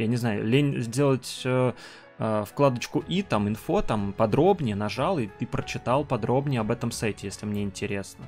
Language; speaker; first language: Russian; native; Russian